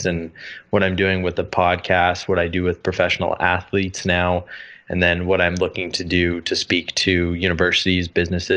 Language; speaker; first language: English; native; English